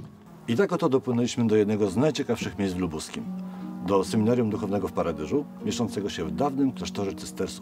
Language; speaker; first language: Polish; native; Polish